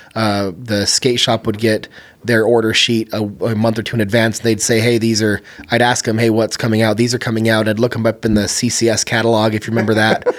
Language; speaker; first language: English; native; English